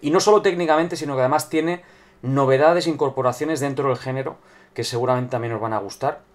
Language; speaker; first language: Spanish; native; Spanish